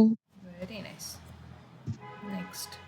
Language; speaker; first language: English; non-native, local second language; Tamil